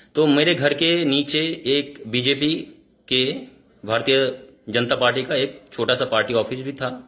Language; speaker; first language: Hindi; non-native, local second language; Bangla